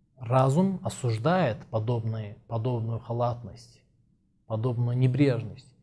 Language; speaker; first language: Russian; non-native, local second language; Azerbaijani